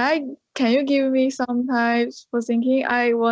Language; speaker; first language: English; non-native, learner; Chinese